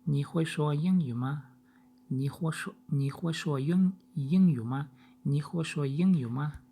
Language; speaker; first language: Chinese; non-native, learner; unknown